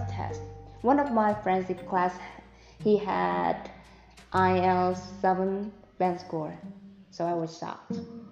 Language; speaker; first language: English; non-native, fluent; Vietnamese